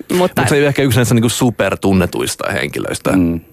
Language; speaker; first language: Finnish; early bilingual, heritage; Finnish